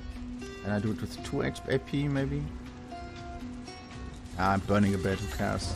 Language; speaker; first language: English; non-native, fluent; German